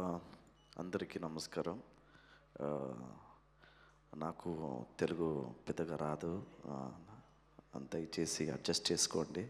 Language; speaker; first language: Telugu; non-native, learner; Kannada